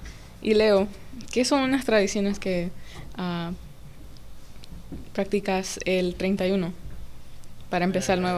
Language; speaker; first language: Spanish; early bilingual, heritage; English